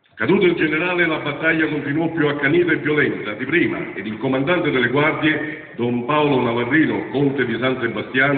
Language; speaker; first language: Italian; native; Italian